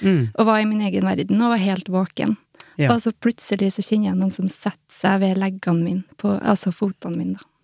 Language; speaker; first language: Norwegian; native; Norwegian